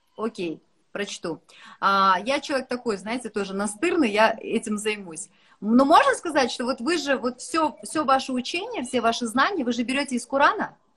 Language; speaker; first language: Russian; native; Russian